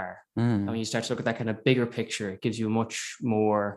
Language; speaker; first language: English; native; English